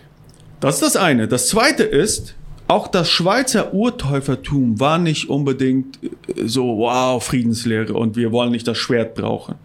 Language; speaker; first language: German; non-native, local second language; Plautdietsch